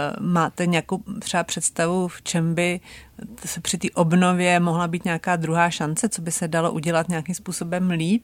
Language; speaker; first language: Czech; native; Czech